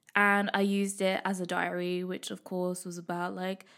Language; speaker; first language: English; native; English